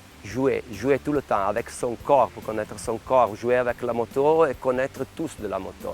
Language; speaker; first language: French; non-native, local second language; Italian